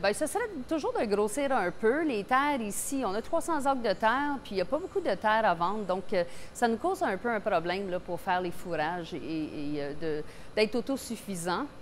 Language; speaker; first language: French; non-native, local second language; English